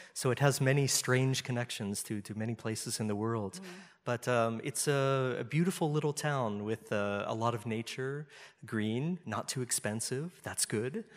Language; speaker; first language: English; native; English